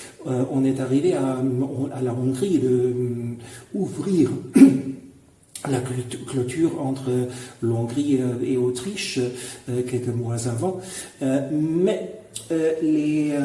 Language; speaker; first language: French; non-native, fluent; German